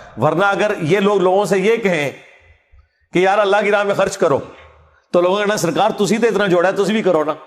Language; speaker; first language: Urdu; non-native, local second language; Punjabi